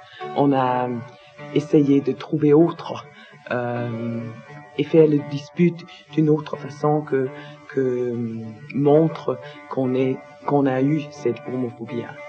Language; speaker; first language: French; non-native, learner; Danish